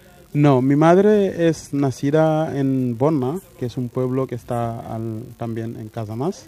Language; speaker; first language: Spanish; non-native, fluent; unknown